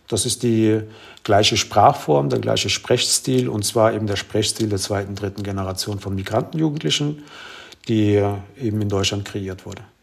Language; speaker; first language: German; early bilingual, other home language; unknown